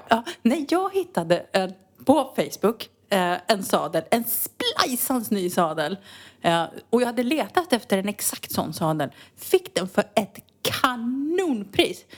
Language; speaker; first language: Swedish; native; Swedish